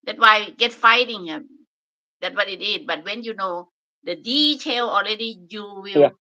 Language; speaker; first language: English; non-native, learner; Thai